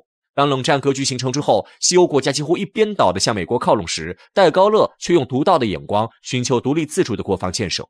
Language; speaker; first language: Chinese; native; Chinese